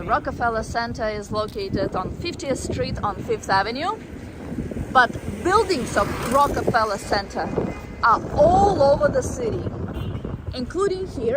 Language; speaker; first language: English; non-native, fluent; Russian